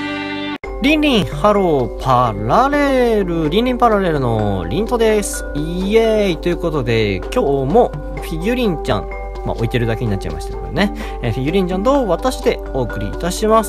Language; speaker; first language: Japanese; native; Japanese